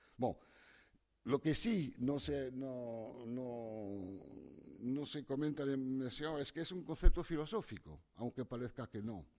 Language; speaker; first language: Spanish; non-native, fluent; French